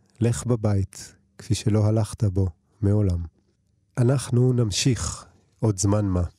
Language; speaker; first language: Hebrew; early bilingual, other home language; Russian